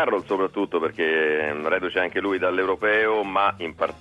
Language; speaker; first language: Italian; native; Italian